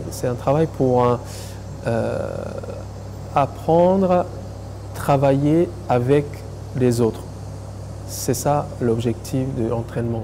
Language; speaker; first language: French; non-native, fluent; English